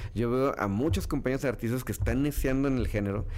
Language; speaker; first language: Spanish; native; Spanish